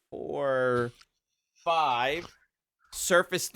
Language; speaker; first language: English; native; English